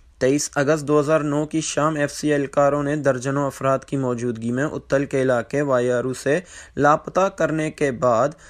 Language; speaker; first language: Urdu; non-native, local second language; Baluchi